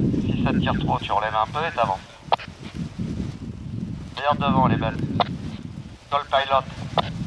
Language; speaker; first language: French; native; French